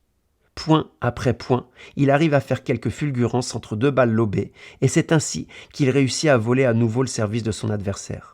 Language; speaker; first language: French; native; French